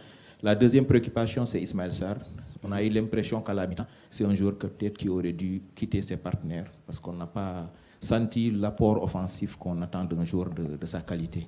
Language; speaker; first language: French; native; French